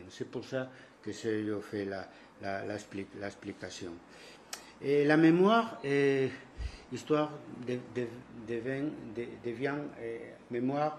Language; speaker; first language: French; non-native, fluent; Spanish